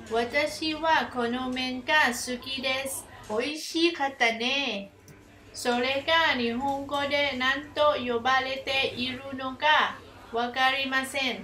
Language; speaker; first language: Japanese; non-native, learner; Thai